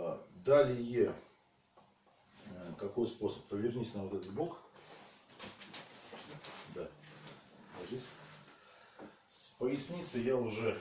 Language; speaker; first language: Russian; native; Russian